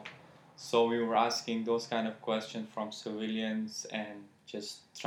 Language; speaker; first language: English; non-native, fluent; Persian